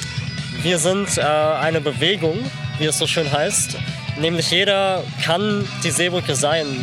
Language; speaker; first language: German; native; German